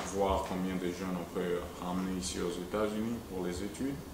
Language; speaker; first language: French; non-native, local second language; Swahili